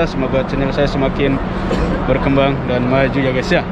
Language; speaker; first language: Indonesian; non-native, local second language; Javanese